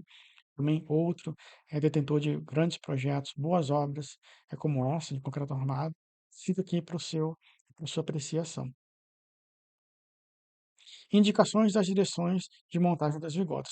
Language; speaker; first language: Portuguese; native; Portuguese